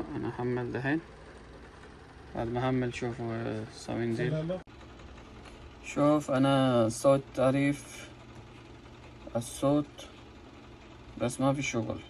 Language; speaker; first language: Arabic; non-native, learner; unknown